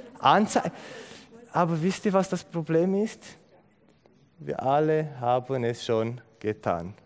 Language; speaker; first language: German; non-native, fluent; Romanian